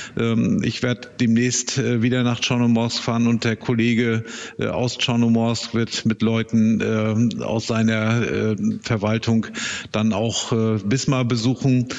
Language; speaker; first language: German; native; German